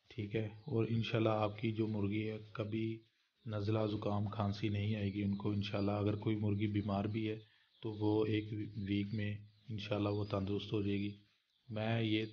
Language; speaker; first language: Urdu; non-native, local second language; Punjabi